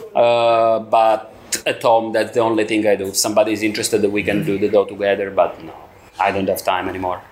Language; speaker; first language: English; non-native, learner; Italian